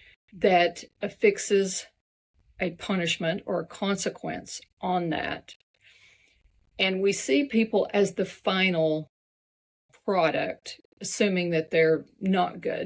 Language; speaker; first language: English; native; English